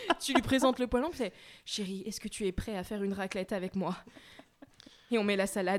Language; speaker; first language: French; native; French